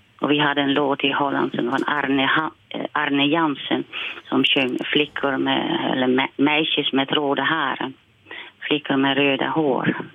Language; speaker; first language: Swedish; non-native, fluent; Dutch